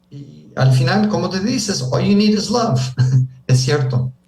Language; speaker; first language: Spanish; early bilingual, heritage; Spanish